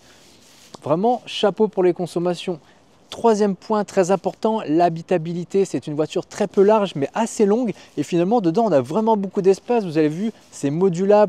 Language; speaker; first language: French; native; French